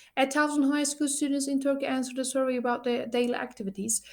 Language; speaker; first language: English; non-native, fluent; Turkish